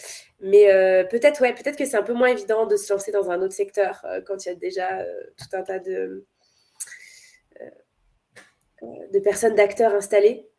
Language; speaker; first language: French; native; French